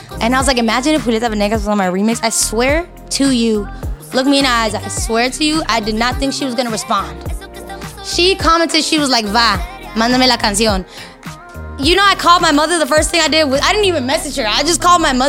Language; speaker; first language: English; early bilingual, other home language; Spanish